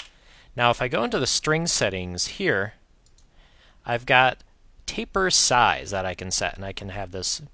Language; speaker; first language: English; native; English